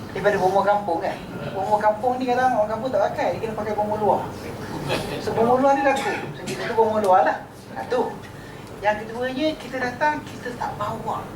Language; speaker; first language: Malay; native; Malay